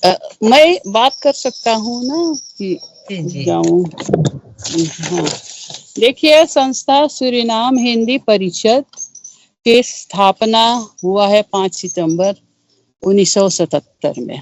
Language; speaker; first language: Hindi; early bilingual, heritage; Caribbean Hindustani